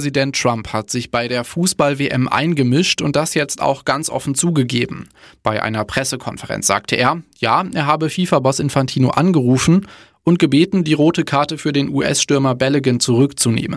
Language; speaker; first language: German; native; German